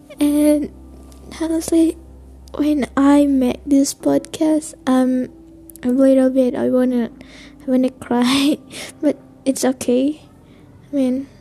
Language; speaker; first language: English; non-native, learner; Indonesian